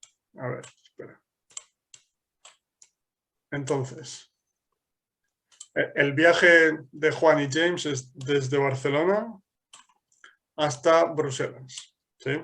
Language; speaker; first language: Spanish; non-native, fluent; English